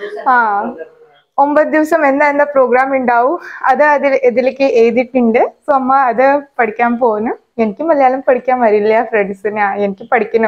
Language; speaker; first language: Malayalam; non-native, local second language; Hindi